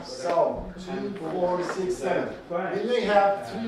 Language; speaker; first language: English; non-native, fluent; Turkish